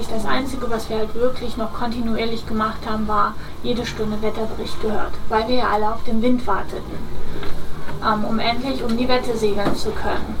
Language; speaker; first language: German; native; German